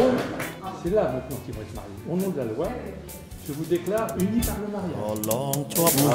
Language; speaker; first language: French; native; French